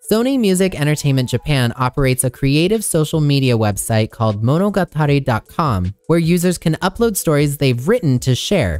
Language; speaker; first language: English; native; English